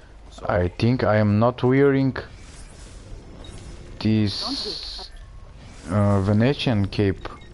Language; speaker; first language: English; non-native, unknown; Bulgarian